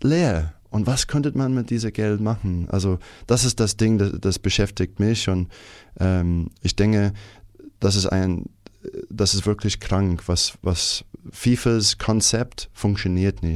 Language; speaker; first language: German; non-native, fluent; English